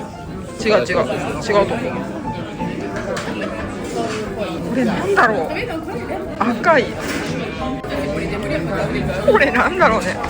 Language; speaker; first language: Japanese; native; Japanese